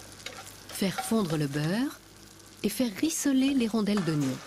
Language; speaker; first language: French; native; French